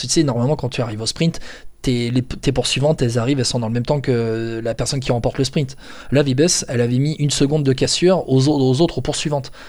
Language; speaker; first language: French; native; French